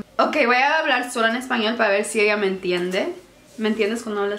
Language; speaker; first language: Spanish; non-native, learner; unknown